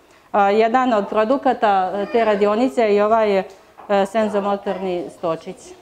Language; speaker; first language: Serbian; native; Serbian